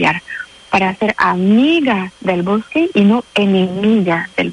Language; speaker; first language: Spanish; non-native, fluent; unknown